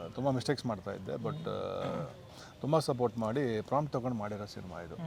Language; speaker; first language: Kannada; non-native, local second language; Tulu